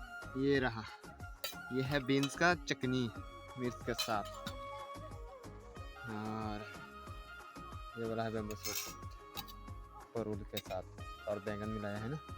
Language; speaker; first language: Hindi; non-native, local second language; Chakma